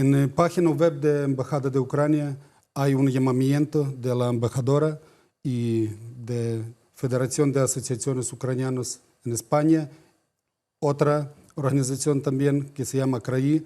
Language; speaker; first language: Spanish; non-native, fluent; Ukrainian